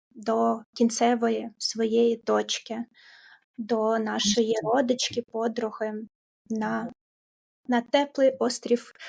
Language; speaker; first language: Ukrainian; non-native, local second language; Russian